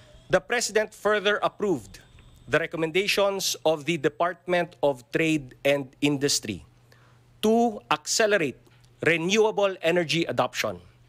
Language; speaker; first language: English; non-native, local second language; Filipino